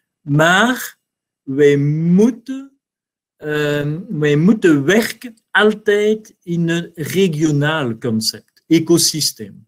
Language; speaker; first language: Dutch; non-native, learner; French